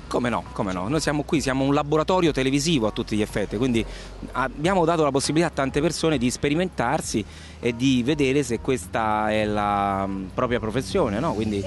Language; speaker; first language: Italian; native; Italian